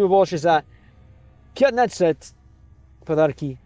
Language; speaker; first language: Russian; non-native, learner; English